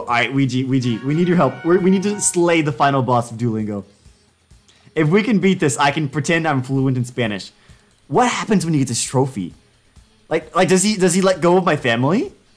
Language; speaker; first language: English; native; English